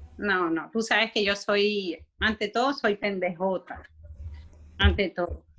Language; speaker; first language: Spanish; native; Spanish